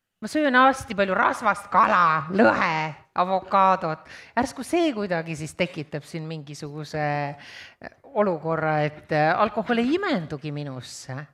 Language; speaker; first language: Estonian; native; Estonian